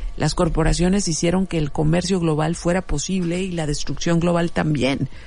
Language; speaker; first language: Spanish; native; Spanish